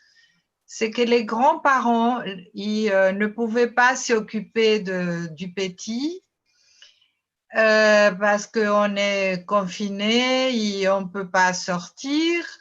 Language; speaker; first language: French; non-native, fluent; Portuguese